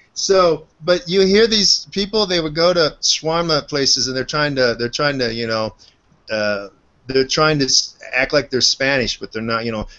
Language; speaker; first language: English; native; English